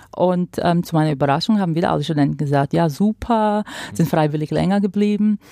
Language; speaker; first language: German; non-native, fluent; Croatian